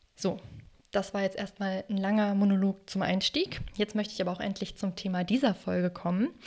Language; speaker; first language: German; native; German